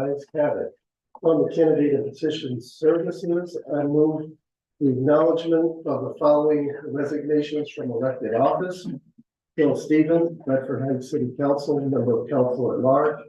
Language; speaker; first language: English; native; English